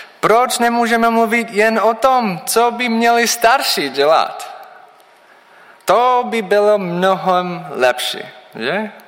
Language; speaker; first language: Czech; non-native, learner; English